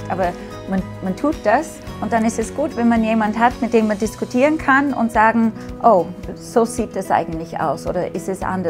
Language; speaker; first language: German; non-native, fluent; English